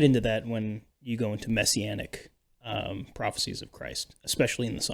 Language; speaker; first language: English; native; English